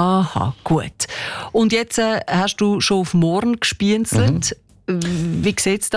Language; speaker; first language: German; native; German